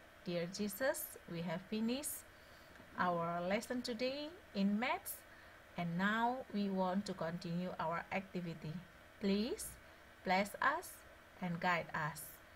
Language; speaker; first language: English; non-native, learner; Indonesian